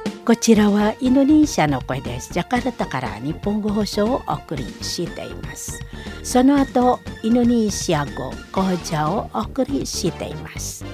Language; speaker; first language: Japanese; non-native, fluent; Indonesian